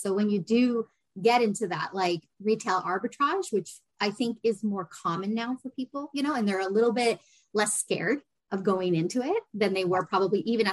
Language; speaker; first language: English; native; English